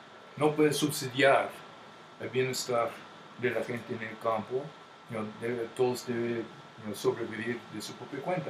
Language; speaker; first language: Spanish; non-native, fluent; English